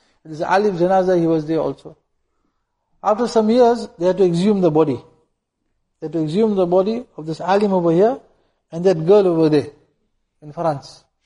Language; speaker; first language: English; native; English